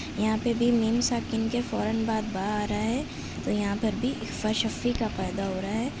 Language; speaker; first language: Urdu; native; Urdu